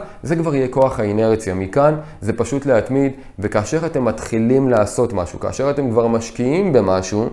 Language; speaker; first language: Hebrew; native; Hebrew